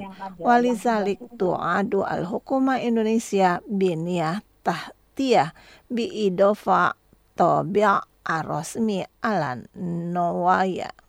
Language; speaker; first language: Arabic; non-native, fluent; Indonesian